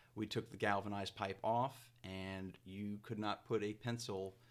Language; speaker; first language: English; native; English